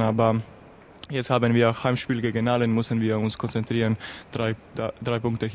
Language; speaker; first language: German; non-native, learner; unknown